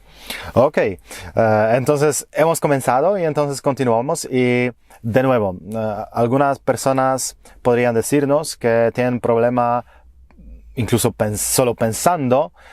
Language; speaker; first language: Spanish; non-native, fluent; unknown